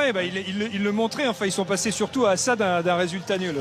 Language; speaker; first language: French; native; French